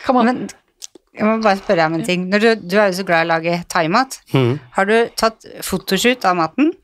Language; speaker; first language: Norwegian; native; Norwegian